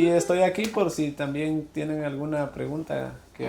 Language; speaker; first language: Spanish; native; Spanish